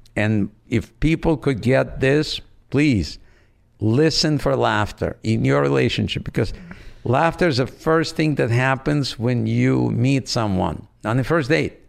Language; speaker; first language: English; non-native, fluent; Russian